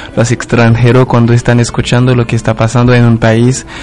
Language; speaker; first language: Spanish; non-native, learner; Haitian Creole